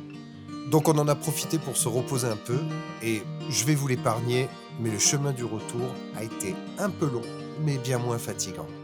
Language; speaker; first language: French; native; French